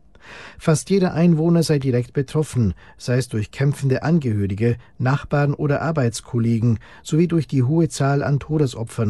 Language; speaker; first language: German; native; German